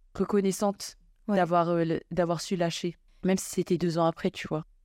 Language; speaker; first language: French; non-native, local second language; Malagasy